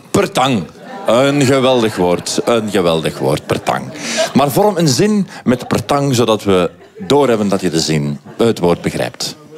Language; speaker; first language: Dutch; native; Dutch